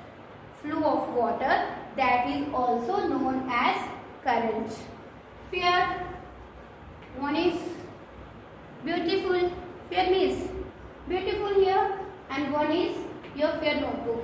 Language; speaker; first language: English; non-native, local second language; Hindi